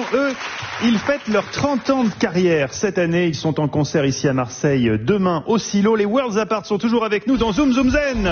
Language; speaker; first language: French; native; French